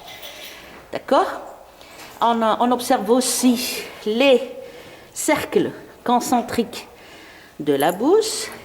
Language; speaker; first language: French; non-native, local second language; Arabic